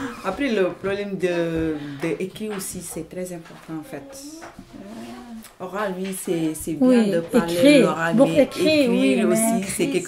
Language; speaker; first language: French; non-native, fluent; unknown